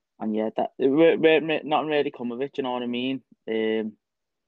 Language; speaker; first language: English; native; English